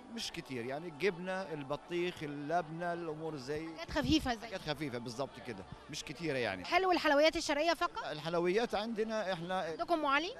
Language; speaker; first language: Arabic; native; Arabic